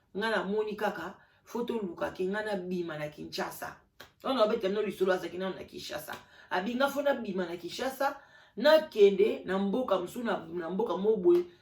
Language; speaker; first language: Lingala; native; Lingala